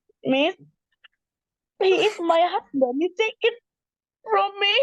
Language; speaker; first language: English; non-native, learner; Indonesian